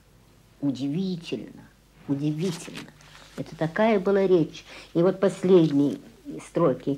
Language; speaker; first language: Russian; native; Russian